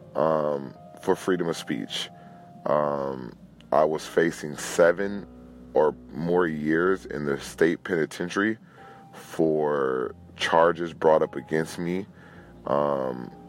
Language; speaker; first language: English; native; English